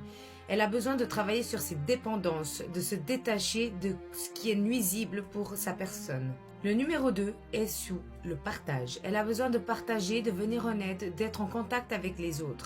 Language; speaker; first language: French; native; French